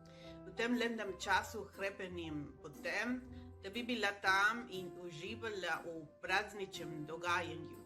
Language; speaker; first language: Slovenian; early bilingual, heritage; Spanish